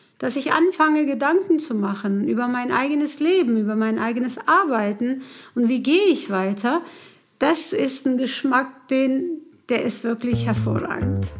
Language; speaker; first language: German; non-native, fluent; Kurdish